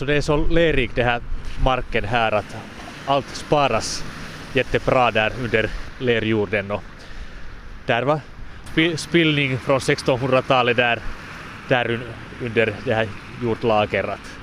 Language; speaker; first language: Swedish; non-native, local second language; Finnish